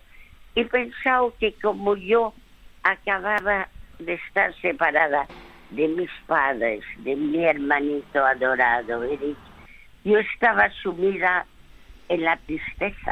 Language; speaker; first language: Spanish; early bilingual, other home language; French